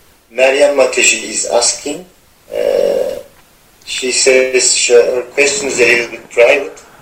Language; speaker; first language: English; non-native, fluent; Turkish